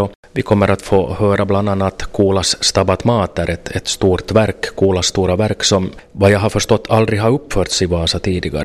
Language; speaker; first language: Swedish; native; Swedish